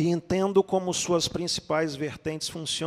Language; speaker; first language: Portuguese; native; Portuguese